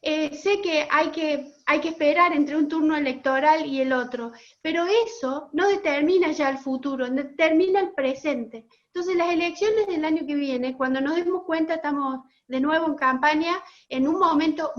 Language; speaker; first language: Spanish; native; Spanish